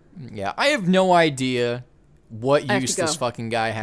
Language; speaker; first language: English; native; English